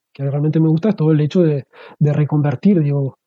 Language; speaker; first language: Spanish; native; Spanish